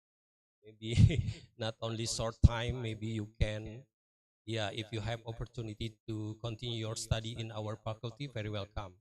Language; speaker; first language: English; non-native, learner; Indonesian